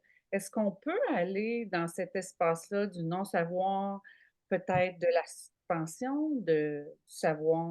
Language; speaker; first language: French; native; French